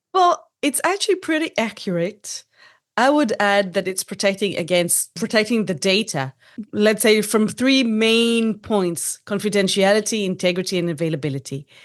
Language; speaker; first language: English; non-native, fluent; Hebrew